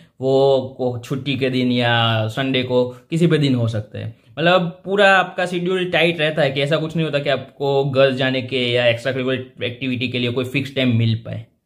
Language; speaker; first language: Hindi; non-native, local second language; Gujarati